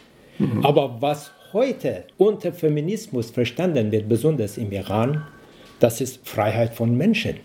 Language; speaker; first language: German; non-native, learner; Persian